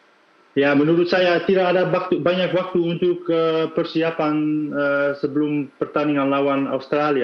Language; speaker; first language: Indonesian; non-native, fluent; Dutch